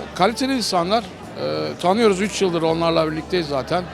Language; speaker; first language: Turkish; native; Turkish